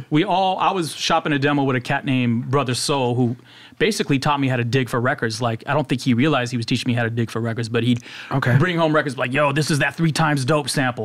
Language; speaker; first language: English; native; English